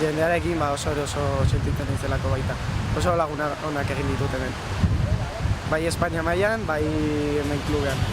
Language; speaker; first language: Basque; non-native, local second language; Spanish